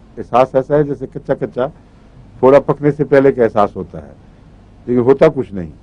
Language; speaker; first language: Urdu; native; Urdu